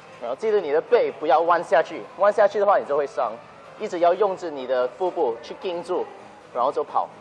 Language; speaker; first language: Chinese; early bilingual, heritage; Chinese